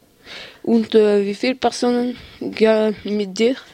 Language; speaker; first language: German; non-native, learner; French